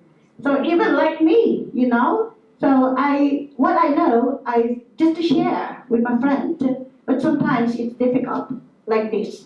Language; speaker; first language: English; non-native, local second language; Filipino